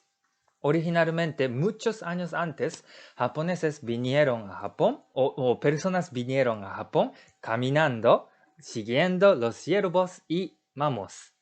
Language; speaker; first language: Spanish; non-native, learner; Japanese